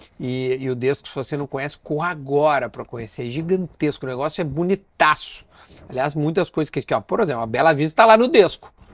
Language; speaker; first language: Portuguese; native; Portuguese